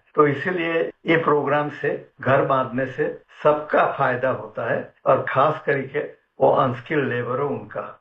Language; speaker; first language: Hindi; non-native, local second language; Gujarati